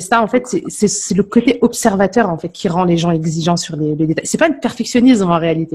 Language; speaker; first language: French; native; French